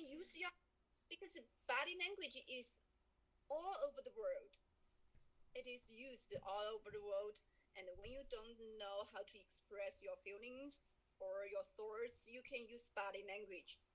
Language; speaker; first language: English; non-native, learner; Chinese